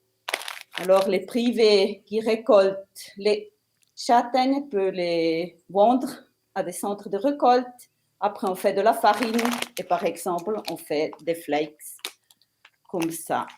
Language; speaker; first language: French; non-native, local second language; Italian